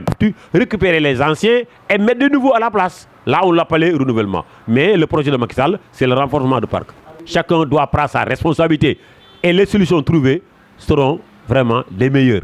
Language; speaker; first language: French; non-native, local second language; Wolof